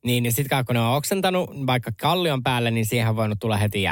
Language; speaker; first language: Finnish; native; Finnish